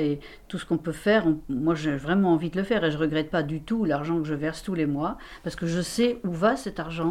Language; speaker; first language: French; native; French